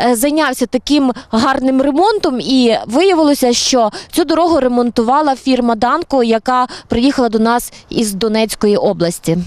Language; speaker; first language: Ukrainian; native; Ukrainian